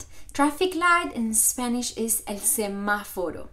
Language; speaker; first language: English; non-native, fluent; Spanish